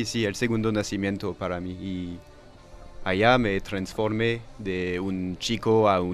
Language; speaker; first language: Spanish; non-native, learner; French